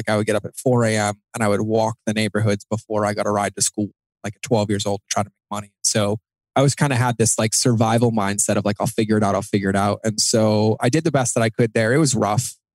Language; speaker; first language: English; native; English